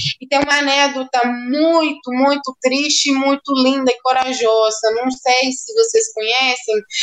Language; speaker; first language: Portuguese; non-native, fluent; Spanish